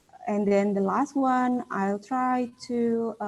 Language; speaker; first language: English; non-native, fluent; Indonesian